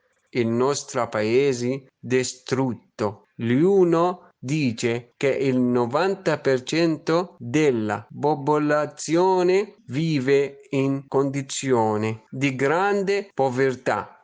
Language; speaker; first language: Italian; non-native, fluent; Arabic